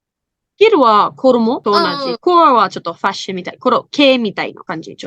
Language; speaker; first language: Japanese; non-native, learner; English